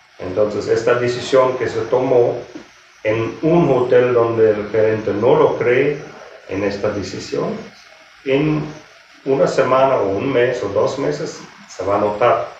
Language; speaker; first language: Spanish; non-native, fluent; German